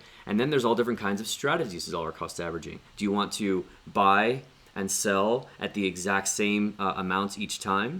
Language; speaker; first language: English; native; English